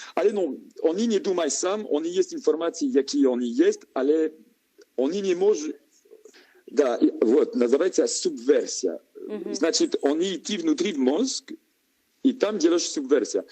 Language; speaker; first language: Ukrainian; non-native, learner; French